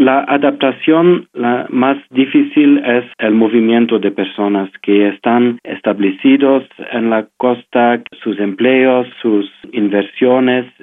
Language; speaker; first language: Spanish; non-native, fluent; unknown